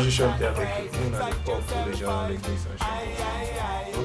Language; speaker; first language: French; non-native, fluent; English